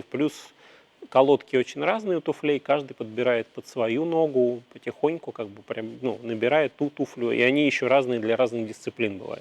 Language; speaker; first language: Russian; native; Russian